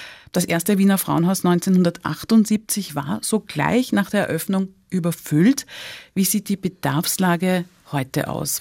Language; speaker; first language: German; native; German